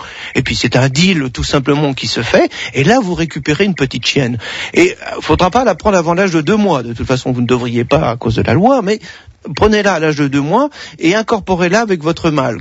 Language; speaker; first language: French; native; French